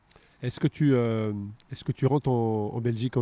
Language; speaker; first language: French; native; French